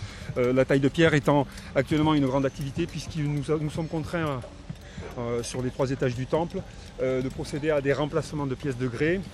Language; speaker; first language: French; native; French